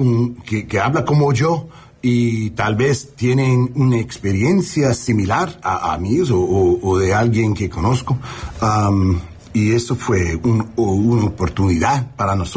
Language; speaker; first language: Spanish; non-native, learner; English